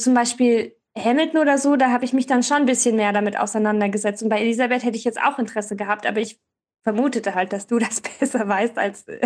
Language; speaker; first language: German; native; German